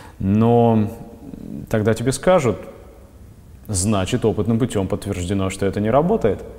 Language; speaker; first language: Russian; native; Russian